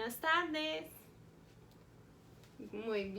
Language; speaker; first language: Spanish; non-native, fluent; English